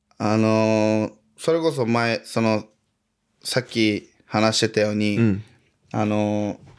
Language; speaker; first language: Japanese; early bilingual, other home language; Portuguese